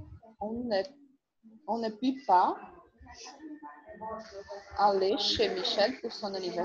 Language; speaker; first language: French; non-native, learner; Portuguese